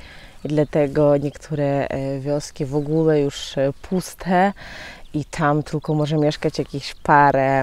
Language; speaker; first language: Polish; non-native, fluent; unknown